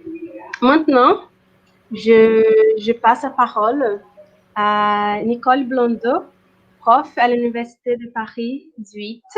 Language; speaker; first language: French; non-native, fluent; Portuguese